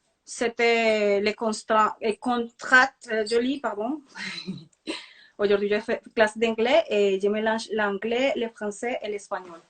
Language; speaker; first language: French; non-native, fluent; Spanish